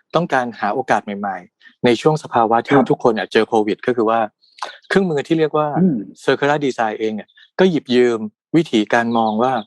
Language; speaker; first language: Thai; native; Thai